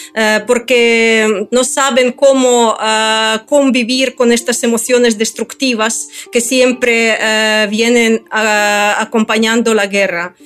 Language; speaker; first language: Spanish; non-native, fluent; Ukrainian